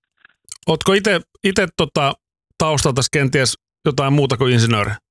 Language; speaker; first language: Finnish; native; Finnish